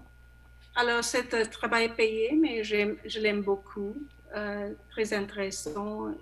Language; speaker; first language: French; non-native, learner; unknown